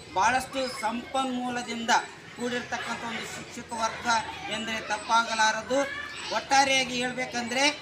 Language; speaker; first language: Kannada; native; Kannada